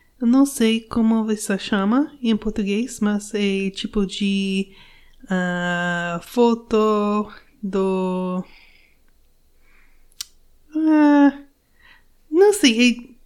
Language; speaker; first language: Portuguese; non-native, learner; English